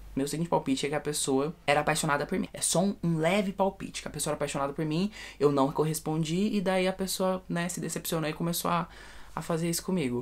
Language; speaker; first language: Portuguese; early bilingual, heritage; Portuguese